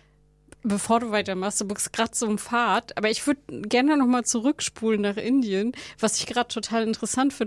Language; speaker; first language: German; native; German